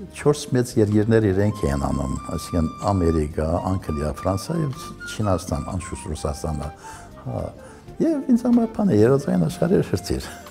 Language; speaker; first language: Armenian; early bilingual, heritage; Armenian